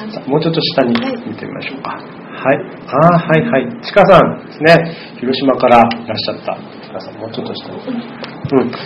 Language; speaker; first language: Japanese; native; Japanese